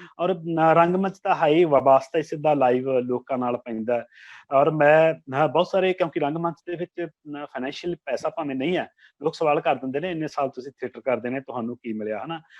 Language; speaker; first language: Punjabi; native; Punjabi